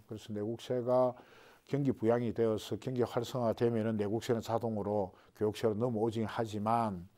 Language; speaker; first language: Korean; native; Korean